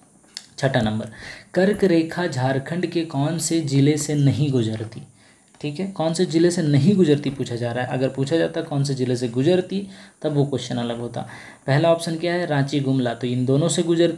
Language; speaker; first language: Hindi; native; Hindi